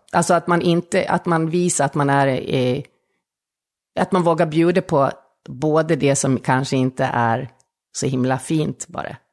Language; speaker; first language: Swedish; native; Swedish